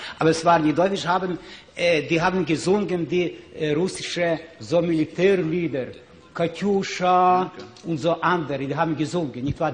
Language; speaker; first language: German; non-native, learner; Ukrainian